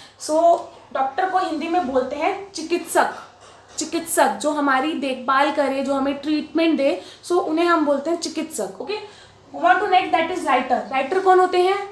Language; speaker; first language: Hindi; native; Hindi